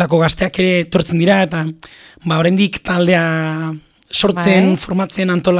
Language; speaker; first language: Basque; native; Basque